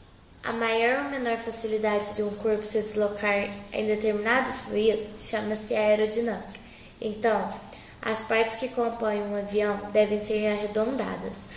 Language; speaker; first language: Portuguese; native; Portuguese